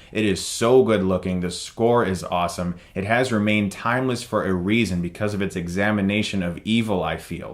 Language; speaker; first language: English; native; English